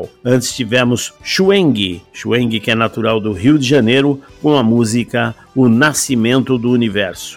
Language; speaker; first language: Portuguese; native; Portuguese